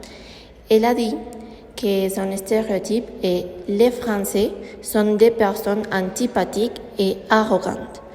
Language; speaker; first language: French; non-native, learner; Spanish